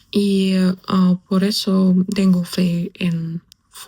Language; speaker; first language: Spanish; non-native, fluent; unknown